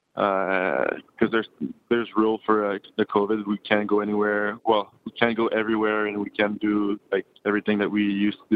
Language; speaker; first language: English; native; English